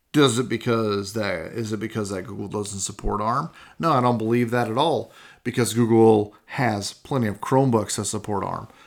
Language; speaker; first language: English; native; English